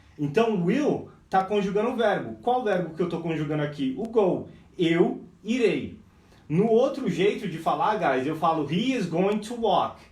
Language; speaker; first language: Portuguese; non-native, fluent; English